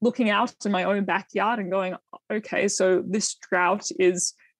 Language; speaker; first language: English; native; English